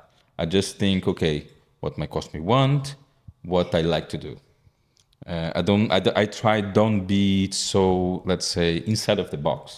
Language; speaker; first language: English; non-native, fluent; Portuguese